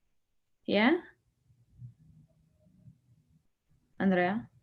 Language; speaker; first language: English; non-native, learner; Spanish